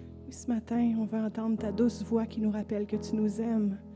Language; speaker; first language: French; native; French